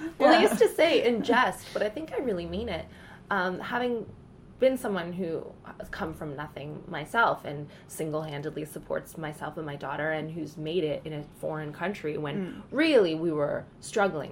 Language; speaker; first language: English; native; English